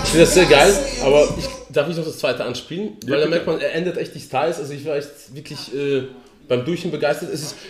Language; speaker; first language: German; early bilingual, other home language; Polish